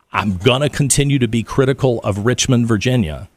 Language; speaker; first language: English; native; English